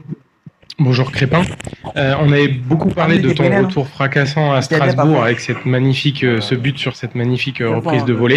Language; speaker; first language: French; native; French